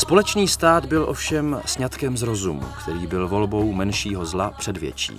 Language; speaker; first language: Czech; native; Czech